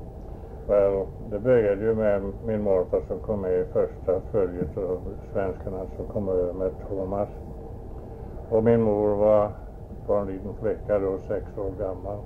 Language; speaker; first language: Swedish; early bilingual, heritage; Swedish